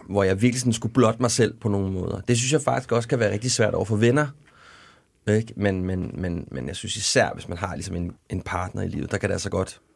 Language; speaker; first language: Danish; native; Danish